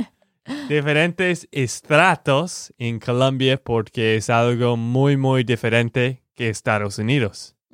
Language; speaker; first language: Spanish; non-native, fluent; English